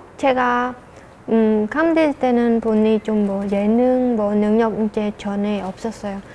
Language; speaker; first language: Korean; non-native, learner; Khmer